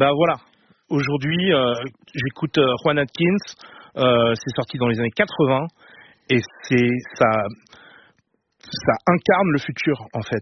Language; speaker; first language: French; native; French